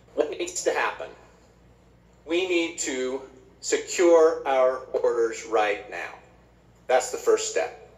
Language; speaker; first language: English; native; English